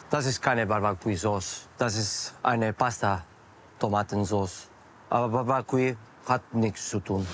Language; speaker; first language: German; non-native, learner; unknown